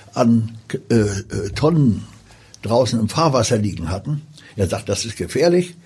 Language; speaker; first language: German; early bilingual, other home language; Polish